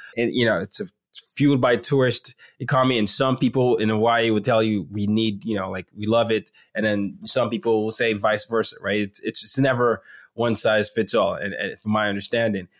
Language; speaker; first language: English; non-native, local second language; Yoruba